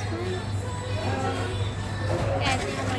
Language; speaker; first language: English; non-native, learner; Serbian